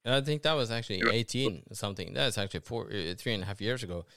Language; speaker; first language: English; non-native, fluent; Norwegian